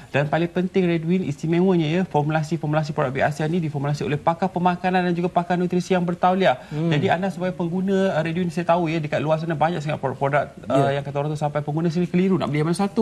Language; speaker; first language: Malay; native; Malay